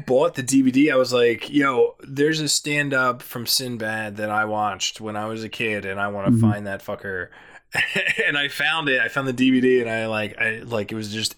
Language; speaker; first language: English; native; English